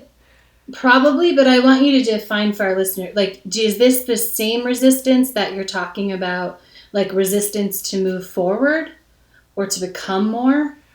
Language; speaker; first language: English; native; English